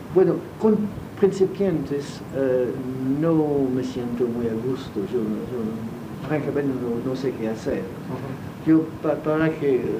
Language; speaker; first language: Spanish; non-native, fluent; French